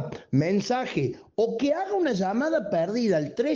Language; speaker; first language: Spanish; native; Spanish